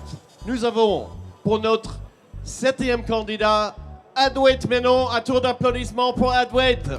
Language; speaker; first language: French; native; French